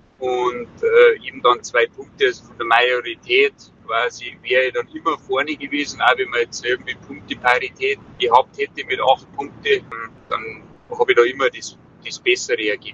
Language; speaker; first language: German; native; German